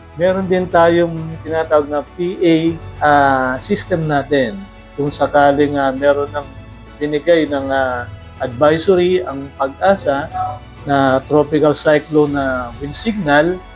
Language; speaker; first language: Filipino; native; Filipino